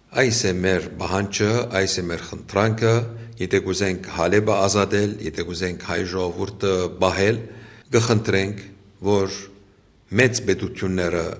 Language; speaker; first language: Armenian; early bilingual, heritage; Armenian